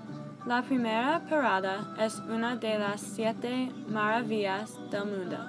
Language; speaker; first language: Spanish; non-native, learner; English